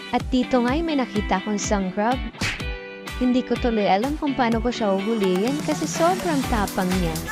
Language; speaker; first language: Filipino; non-native, local second language; Waray